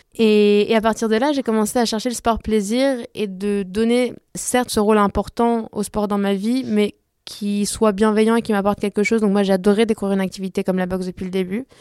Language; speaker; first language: French; early bilingual, other home language; Spanish